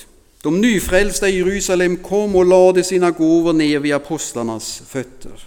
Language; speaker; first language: Swedish; non-native, fluent; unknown